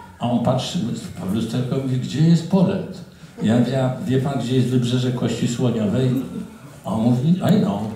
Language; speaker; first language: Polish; native; Polish